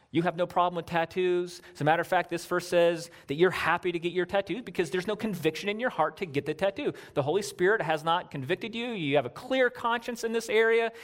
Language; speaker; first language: English; native; English